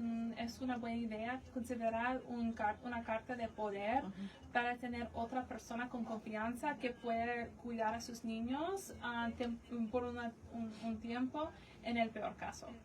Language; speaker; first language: Spanish; non-native, fluent; English